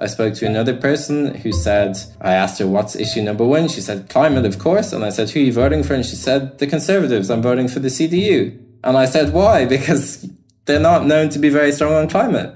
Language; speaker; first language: English; native; English